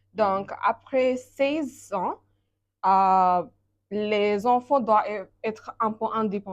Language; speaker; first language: French; non-native, learner; Bangla